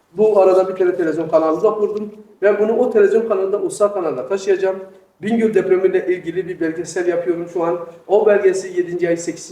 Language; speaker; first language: Turkish; native; Turkish